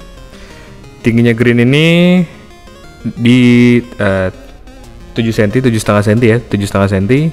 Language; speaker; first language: Indonesian; native; Indonesian